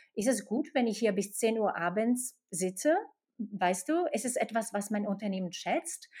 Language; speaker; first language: German; non-native, fluent; Slovak